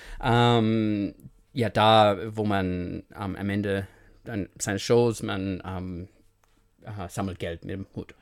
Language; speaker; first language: German; non-native, fluent; English